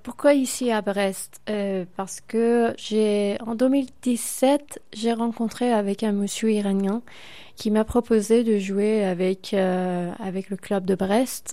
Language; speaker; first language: French; non-native, fluent; Persian